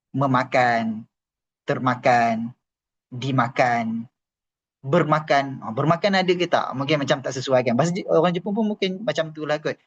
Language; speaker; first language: Malay; native; Malay